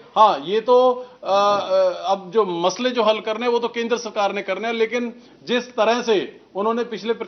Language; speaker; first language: Hindi; non-native, local second language; Punjabi